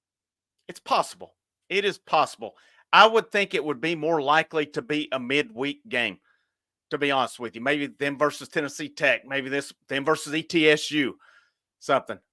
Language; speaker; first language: English; native; English